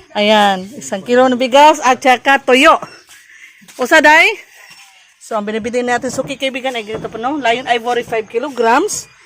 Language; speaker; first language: Filipino; non-native, local second language; Cebuano